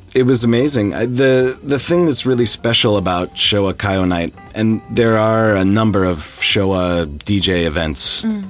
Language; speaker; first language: English; native; English